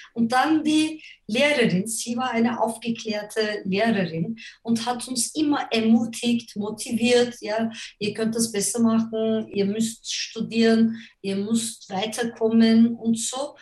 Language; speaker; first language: German; non-native, fluent; Turkish